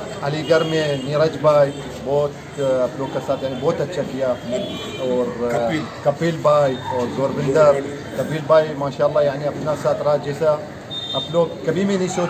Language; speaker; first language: Hindi; non-native, learner; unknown